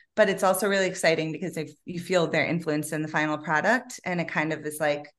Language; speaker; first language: English; native; English